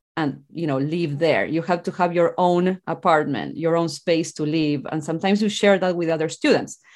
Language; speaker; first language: English; non-native, fluent; Spanish